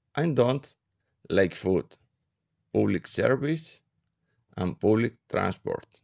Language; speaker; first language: English; non-native, learner; Spanish